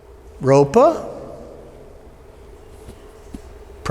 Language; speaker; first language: Spanish; non-native, learner; English